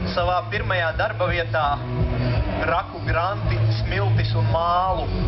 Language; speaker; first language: Latvian; non-native, local second language; Russian